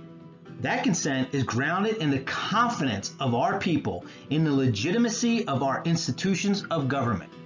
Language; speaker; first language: English; native; English